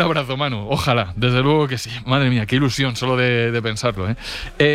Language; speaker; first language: Spanish; native; Spanish